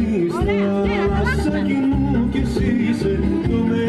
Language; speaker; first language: Greek; early bilingual, heritage; Greek